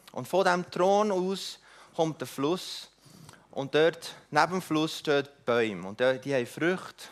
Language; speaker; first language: German; non-native, fluent; Afrikaans